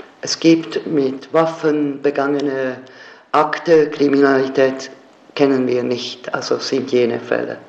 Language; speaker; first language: German; non-native, fluent; Hungarian